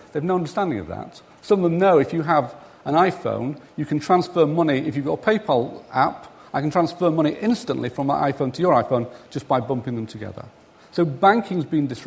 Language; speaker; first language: English; native; English